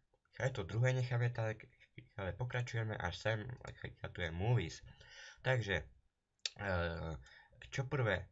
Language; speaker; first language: Slovak; native; Slovak